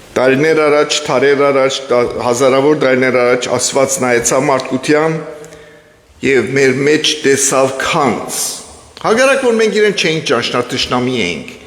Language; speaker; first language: Armenian; native; Armenian